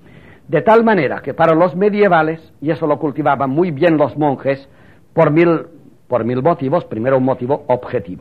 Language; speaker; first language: Spanish; native; Spanish